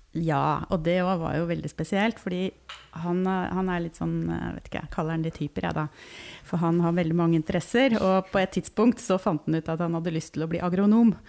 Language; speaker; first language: Norwegian; native; Norwegian